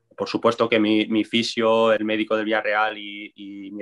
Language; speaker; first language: Spanish; native; Spanish